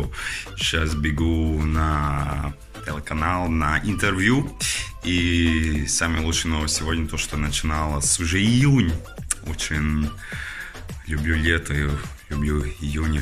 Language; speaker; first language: Russian; non-native, learner; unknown